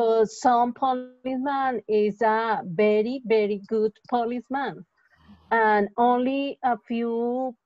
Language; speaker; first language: English; non-native, learner; Spanish